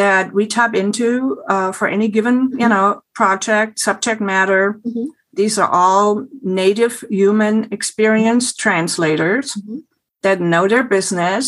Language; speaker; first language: English; non-native, fluent; German